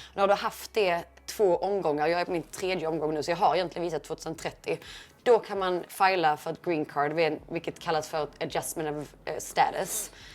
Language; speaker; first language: Swedish; native; Swedish